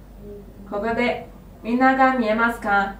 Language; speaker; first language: Japanese; non-native, learner; Chinese